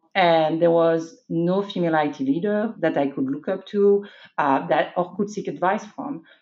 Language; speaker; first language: English; non-native, fluent; French